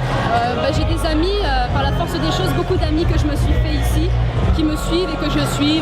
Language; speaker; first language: French; native; French